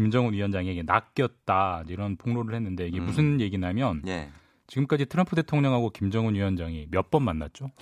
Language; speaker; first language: Korean; native; Korean